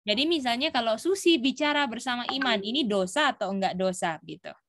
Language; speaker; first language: Indonesian; native; Indonesian